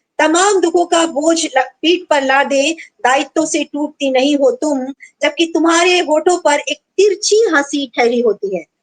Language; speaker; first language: Hindi; non-native, local second language; Bangla